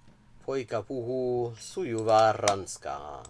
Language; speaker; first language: Finnish; non-native, learner; English